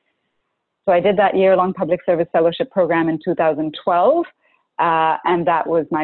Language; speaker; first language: English; non-native, local second language; Urdu